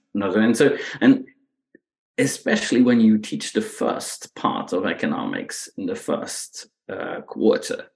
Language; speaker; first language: English; non-native, fluent; Dutch